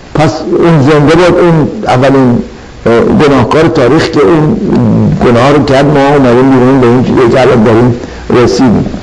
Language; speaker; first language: Persian; native; Persian